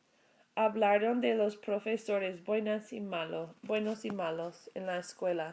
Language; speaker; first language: Spanish; non-native, fluent; English